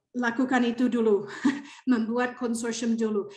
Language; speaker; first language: Indonesian; non-native, fluent; English